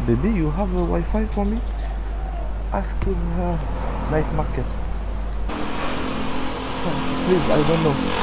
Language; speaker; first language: English; non-native, learner; French